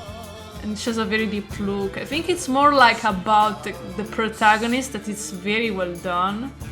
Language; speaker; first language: English; non-native, fluent; Italian